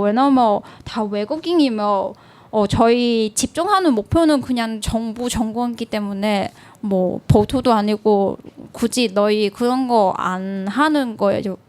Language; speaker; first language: Korean; non-native, learner; Cantonese